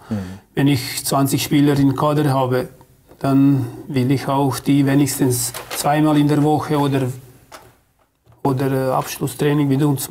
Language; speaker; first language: German; non-native, fluent; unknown